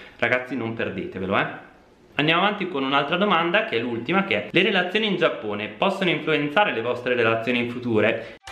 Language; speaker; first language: Italian; native; Italian